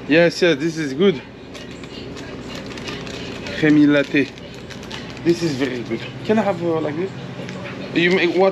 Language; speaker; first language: English; non-native, learner; French